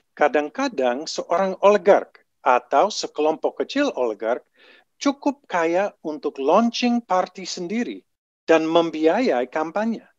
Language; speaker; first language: Indonesian; non-native, fluent; English